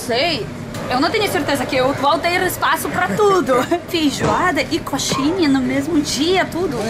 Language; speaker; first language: Portuguese; non-native, learner; Russian